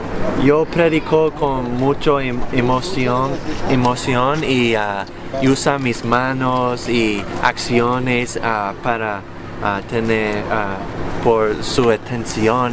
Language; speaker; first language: Spanish; non-native, learner; English